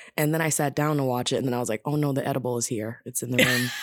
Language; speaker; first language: English; native; English